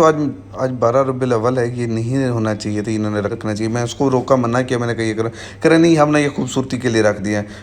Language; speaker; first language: Urdu; non-native, local second language; Saraiki